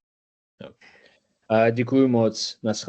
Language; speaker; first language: Czech; non-native, learner; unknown